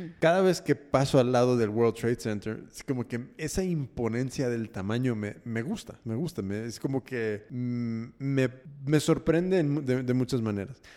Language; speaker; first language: Spanish; early bilingual, heritage; Spanish